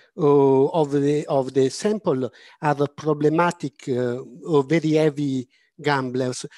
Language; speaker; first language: English; non-native, fluent; Italian